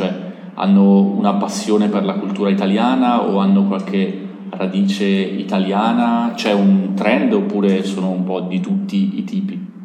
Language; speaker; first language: Italian; native; Italian